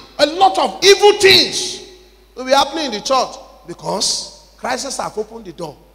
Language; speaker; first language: English; non-native, local second language; Yoruba